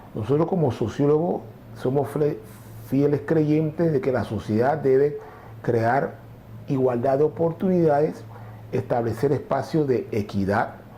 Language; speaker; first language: Spanish; native; Spanish